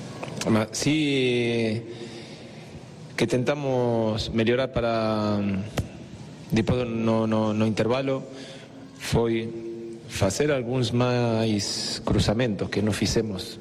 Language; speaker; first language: Portuguese; non-native, fluent; Spanish